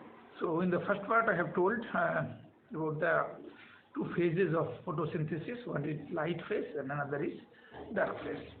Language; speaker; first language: English; non-native, local second language; Bangla